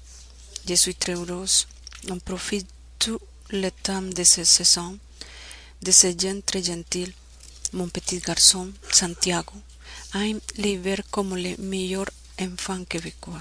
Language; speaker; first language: French; non-native, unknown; Spanish